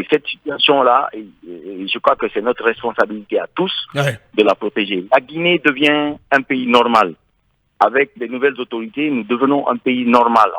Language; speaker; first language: French; non-native, local second language; Fula